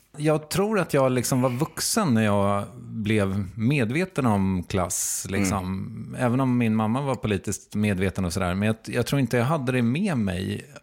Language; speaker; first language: Swedish; native; Swedish